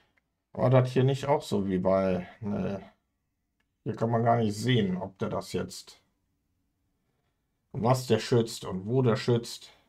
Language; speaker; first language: German; native; German